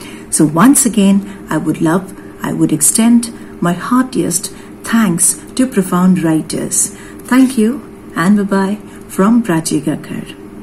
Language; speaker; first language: English; non-native, local second language; Hindi